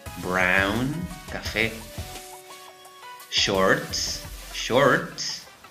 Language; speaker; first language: English; non-native, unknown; Spanish